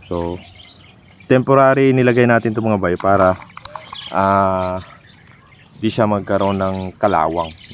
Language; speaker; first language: Filipino; non-native, local second language; Cebuano